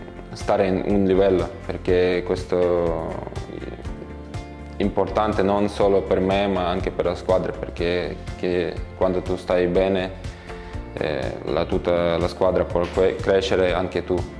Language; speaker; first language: Italian; non-native, learner; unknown